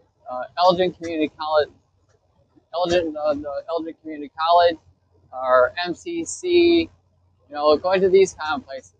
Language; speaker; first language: English; native; English